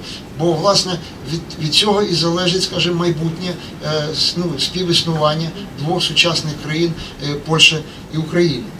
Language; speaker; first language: Ukrainian; native; Ukrainian